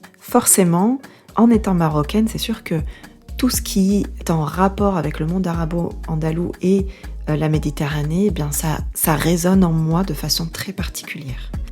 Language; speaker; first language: French; native; French